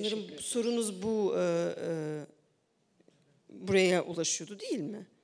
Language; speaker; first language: Turkish; early bilingual, heritage; Turkish